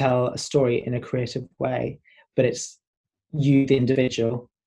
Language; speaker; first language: English; native; English